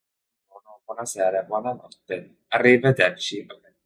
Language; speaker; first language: Italian; non-native, learner; English